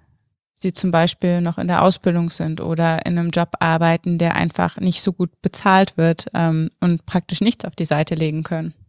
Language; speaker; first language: German; native; German